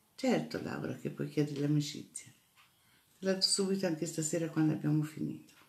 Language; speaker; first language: Italian; native; Italian